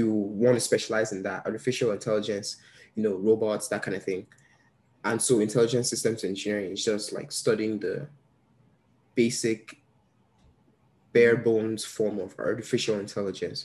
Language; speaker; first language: English; non-native, local second language; Yoruba